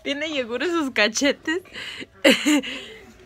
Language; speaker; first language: Spanish; early bilingual, heritage; Spanish